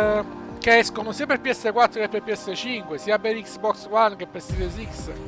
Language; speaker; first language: Italian; native; Italian